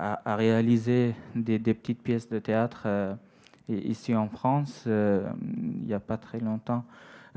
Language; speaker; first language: French; non-native, fluent; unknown